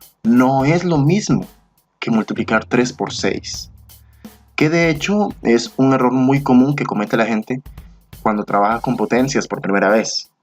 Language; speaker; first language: Spanish; native; Spanish